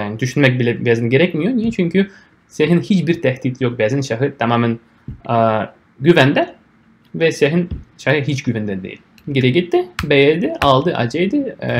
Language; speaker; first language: Turkish; non-native, fluent; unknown